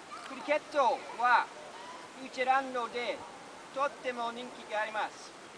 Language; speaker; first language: Japanese; non-native, learner; English